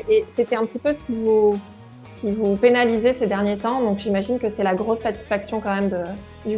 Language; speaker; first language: French; native; French